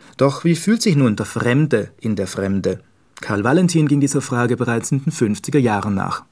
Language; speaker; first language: German; native; German